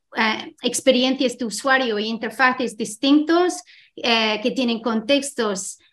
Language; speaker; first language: Spanish; non-native, fluent; English